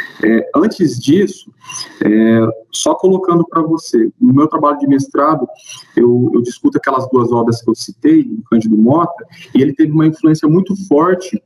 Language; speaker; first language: Portuguese; native; Portuguese